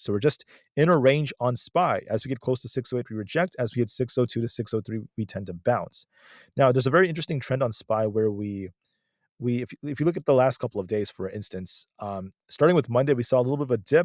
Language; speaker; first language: English; native; English